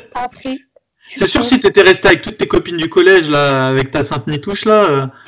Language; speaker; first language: French; native; French